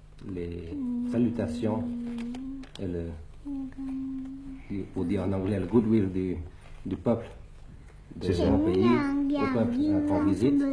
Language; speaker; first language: French; early bilingual, other home language; Thai